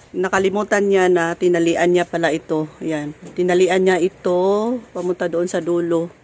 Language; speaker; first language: Filipino; non-native, local second language; Cebuano